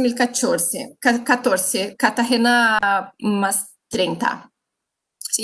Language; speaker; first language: Spanish; non-native, fluent; Portuguese